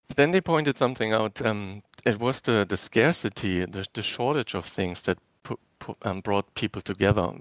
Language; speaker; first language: English; non-native, fluent; German